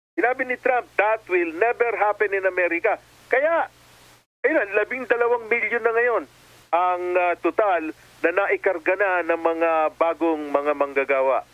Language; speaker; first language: Filipino; native; Filipino